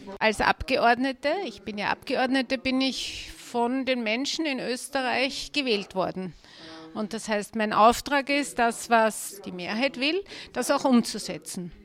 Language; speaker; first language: German; native; German